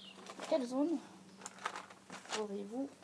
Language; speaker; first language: French; native; French